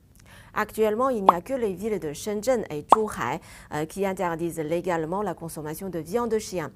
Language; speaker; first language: French; non-native, fluent; Chinese